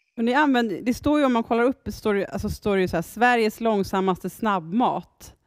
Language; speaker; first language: Swedish; native; Swedish